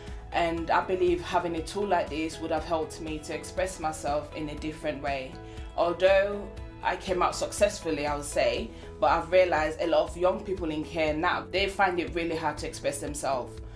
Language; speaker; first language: English; native; English